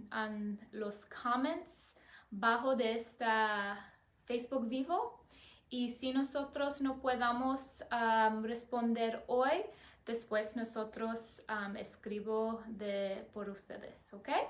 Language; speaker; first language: Spanish; non-native, learner; English